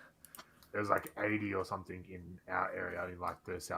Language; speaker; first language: English; native; English